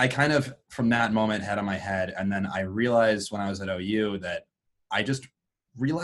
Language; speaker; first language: English; native; English